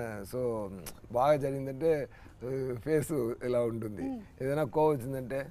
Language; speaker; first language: Telugu; non-native, learner; Tamil